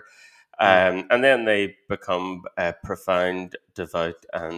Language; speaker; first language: English; native; English